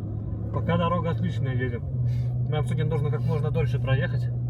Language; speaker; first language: Russian; native; Russian